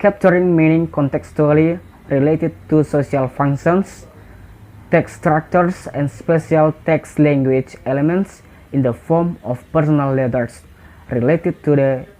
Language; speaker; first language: English; non-native, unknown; Indonesian